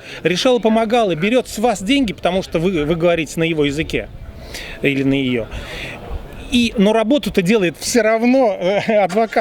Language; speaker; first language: Russian; native; Russian